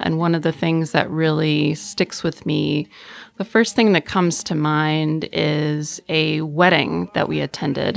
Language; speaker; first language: English; native; English